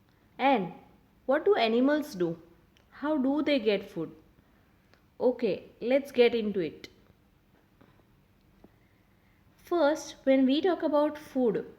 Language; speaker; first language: English; non-native, local second language; Hindi